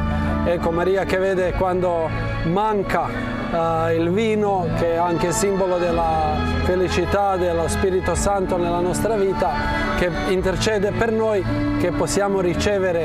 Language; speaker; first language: Italian; non-native, fluent; Croatian